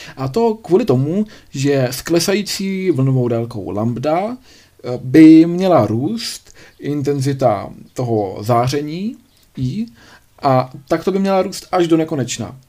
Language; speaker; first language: Czech; native; Czech